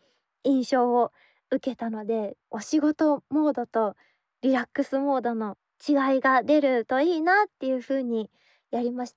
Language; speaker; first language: Japanese; native; Japanese